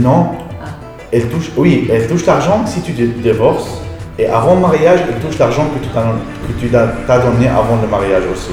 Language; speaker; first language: French; non-native, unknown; Arabic